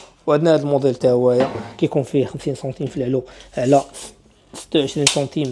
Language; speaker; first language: Arabic; native; Arabic